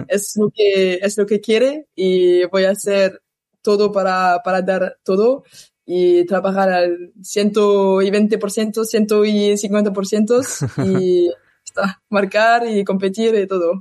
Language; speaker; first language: Spanish; non-native, learner; French